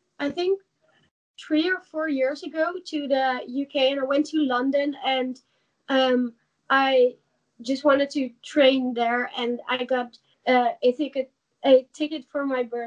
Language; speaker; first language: English; non-native, fluent; Dutch